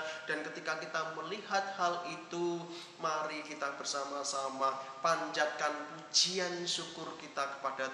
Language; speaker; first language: Indonesian; native; Indonesian